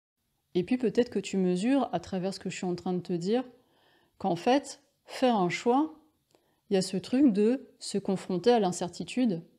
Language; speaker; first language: French; native; French